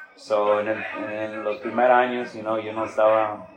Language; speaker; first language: Spanish; early bilingual, heritage; Spanish